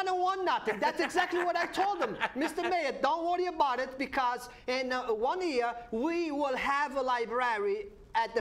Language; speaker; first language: English; non-native, fluent; Portuguese